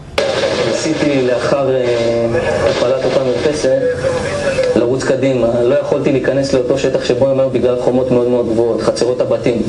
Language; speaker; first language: Hebrew; native; Hebrew